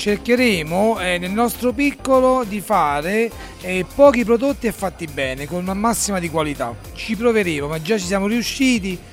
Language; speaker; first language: Italian; native; Italian